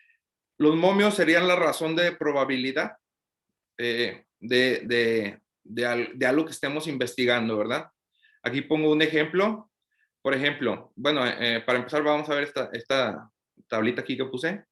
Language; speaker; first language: Spanish; native; Spanish